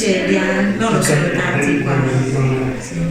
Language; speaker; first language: Italian; non-native, learner; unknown